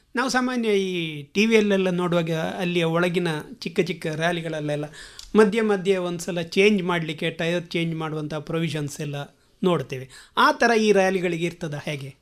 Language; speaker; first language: Kannada; native; Kannada